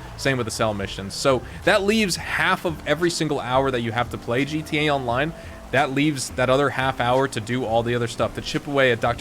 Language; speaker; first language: English; native; English